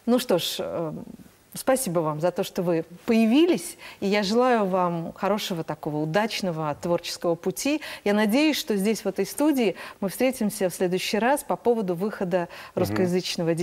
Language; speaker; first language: Russian; native; Russian